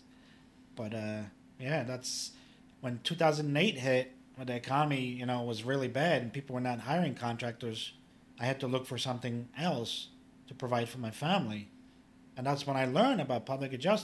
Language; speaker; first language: English; non-native, fluent; Polish